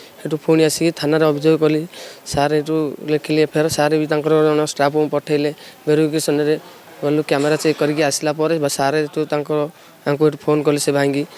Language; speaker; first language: Odia; native; Odia